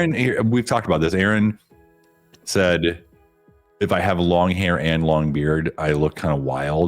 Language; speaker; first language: English; native; English